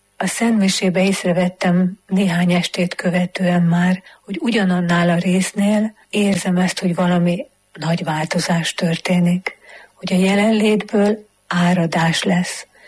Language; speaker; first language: Hungarian; native; Hungarian